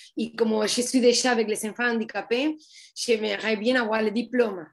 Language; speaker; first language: French; non-native, fluent; Spanish